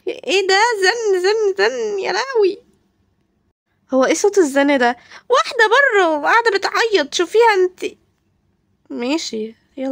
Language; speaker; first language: Arabic; native; Arabic